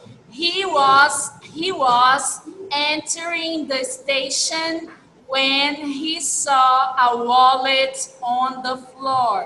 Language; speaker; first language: English; non-native, fluent; Portuguese